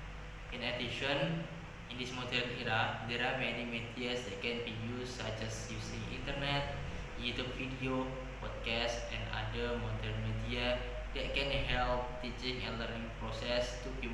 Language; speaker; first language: English; non-native, learner; Indonesian